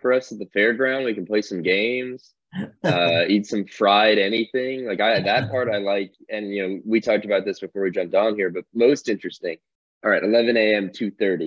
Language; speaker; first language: English; native; English